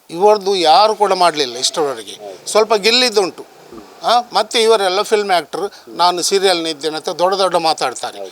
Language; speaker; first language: Kannada; non-native, local second language; Tulu